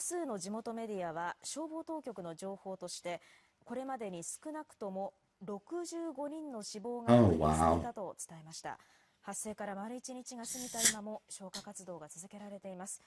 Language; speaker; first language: Japanese; native; Japanese